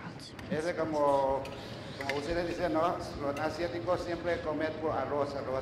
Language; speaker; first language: Spanish; non-native, learner; Thai